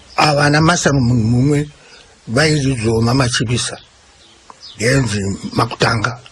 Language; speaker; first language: Shona; native; Shona